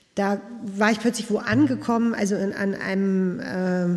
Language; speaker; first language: German; native; German